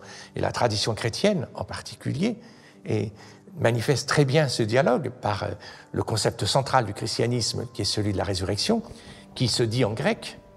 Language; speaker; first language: French; native; French